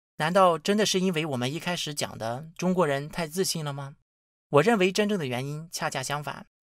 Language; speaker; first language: Chinese; native; Chinese